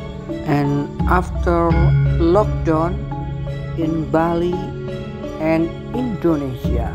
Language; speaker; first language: English; non-native, learner; Indonesian